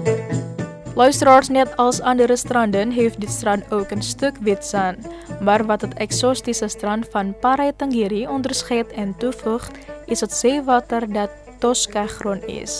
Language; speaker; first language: Dutch; non-native, fluent; Indonesian